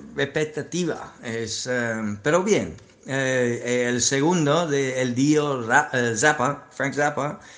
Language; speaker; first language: Spanish; non-native, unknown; English